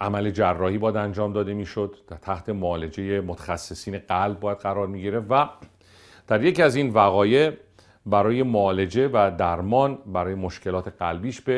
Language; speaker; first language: Persian; native; Persian